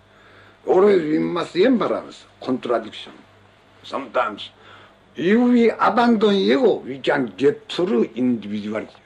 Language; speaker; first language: English; non-native, learner; Japanese